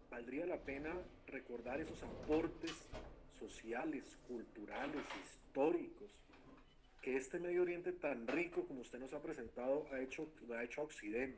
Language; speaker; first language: Spanish; native; Spanish